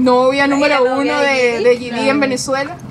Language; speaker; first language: Spanish; native; Spanish